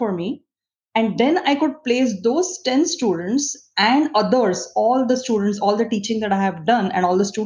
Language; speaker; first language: English; non-native, local second language; Marathi